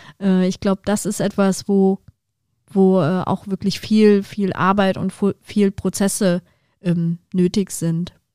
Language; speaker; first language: German; native; German